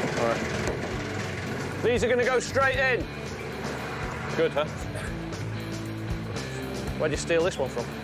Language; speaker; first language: English; native; English